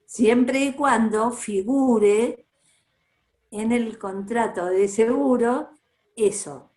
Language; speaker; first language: Spanish; native; Spanish